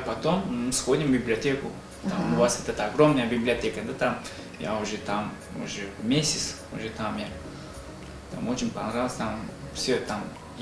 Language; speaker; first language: Russian; non-native, learner; Uzbek